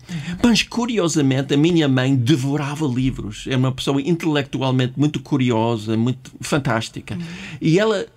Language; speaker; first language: Portuguese; non-native, fluent; English